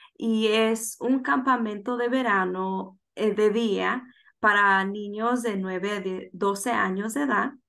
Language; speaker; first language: Spanish; early bilingual, heritage; Spanish